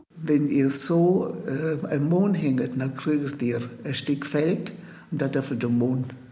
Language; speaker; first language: German; native; German